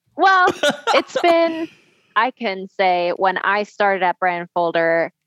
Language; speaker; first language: English; native; English